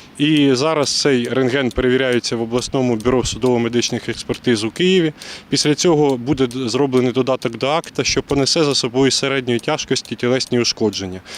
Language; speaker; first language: Ukrainian; native; Ukrainian